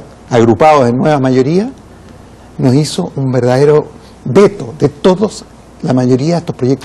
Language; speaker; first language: Spanish; native; Spanish